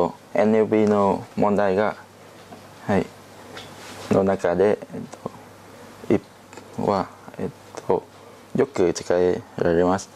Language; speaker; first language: Japanese; non-native, learner; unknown